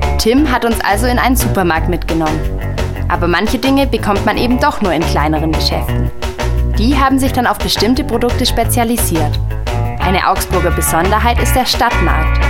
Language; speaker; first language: German; native; German